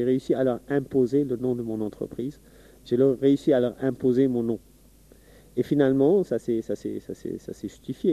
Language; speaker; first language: French; non-native, local second language; Wolof